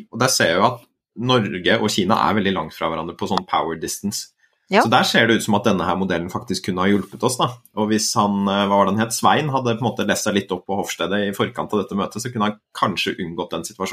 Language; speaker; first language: Norwegian; native; Norwegian